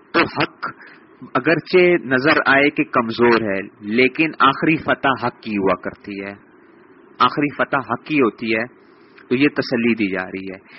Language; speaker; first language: Urdu; native; Urdu